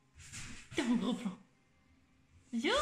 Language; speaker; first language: French; native; French